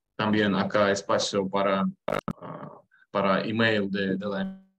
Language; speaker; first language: Spanish; non-native, learner; Russian